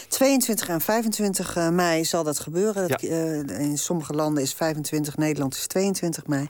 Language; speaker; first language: Dutch; native; Dutch